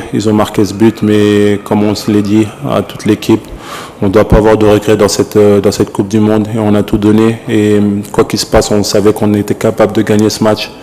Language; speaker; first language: French; native; French